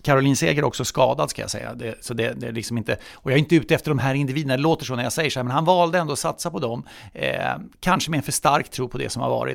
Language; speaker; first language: Swedish; native; Swedish